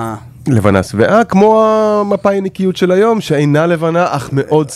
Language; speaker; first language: Hebrew; native; Hebrew